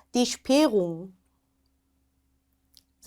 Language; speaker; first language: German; non-native, fluent; Korean